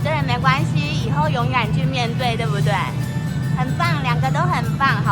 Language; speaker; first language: Chinese; native; Chinese